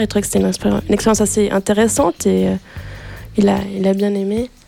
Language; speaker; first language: French; native; French